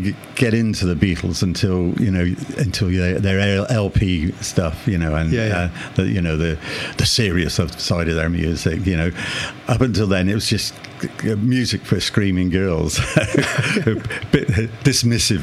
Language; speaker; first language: English; native; English